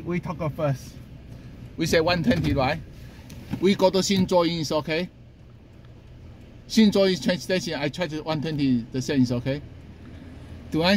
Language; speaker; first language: English; non-native, learner; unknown